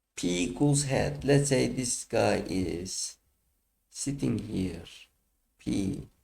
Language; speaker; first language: English; non-native, fluent; Turkish